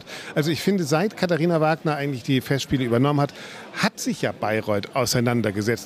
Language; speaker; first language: German; native; German